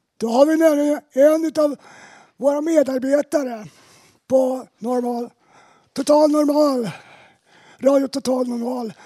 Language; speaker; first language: Swedish; native; Swedish